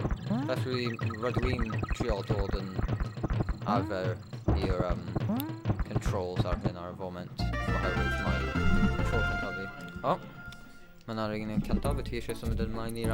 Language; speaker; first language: Welsh; non-native, local second language; English